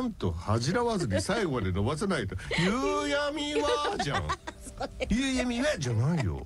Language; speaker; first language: Japanese; native; Japanese